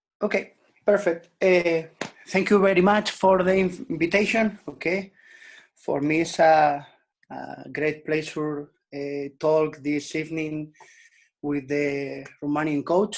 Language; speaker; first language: English; non-native, learner; Spanish